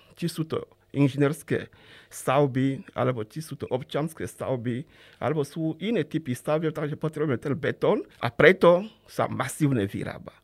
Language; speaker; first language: Slovak; non-native, fluent; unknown